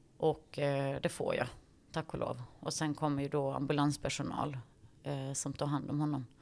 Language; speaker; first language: Swedish; early bilingual, other home language; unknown